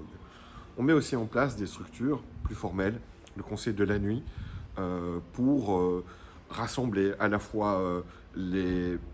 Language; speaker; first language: French; native; French